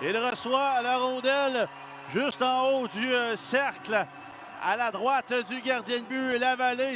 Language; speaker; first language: French; native; French